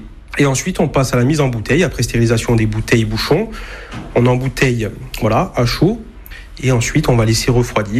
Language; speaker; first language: French; native; French